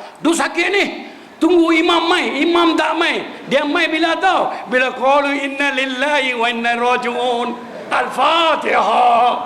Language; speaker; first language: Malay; non-native, local second language; Min Nan Chinese